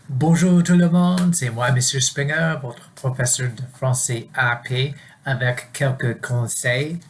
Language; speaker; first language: French; non-native, fluent; English